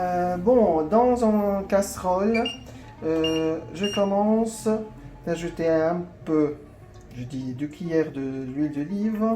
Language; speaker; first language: French; non-native, fluent; Arabic